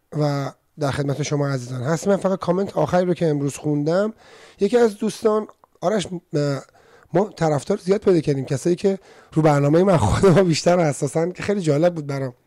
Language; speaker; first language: Persian; native; Persian